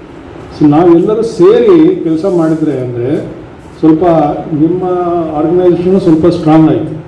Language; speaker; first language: Kannada; non-native, learner; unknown